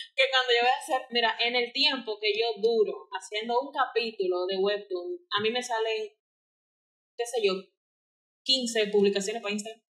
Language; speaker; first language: Spanish; native; Spanish